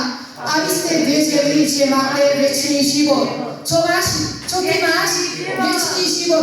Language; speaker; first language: Czech; non-native, learner; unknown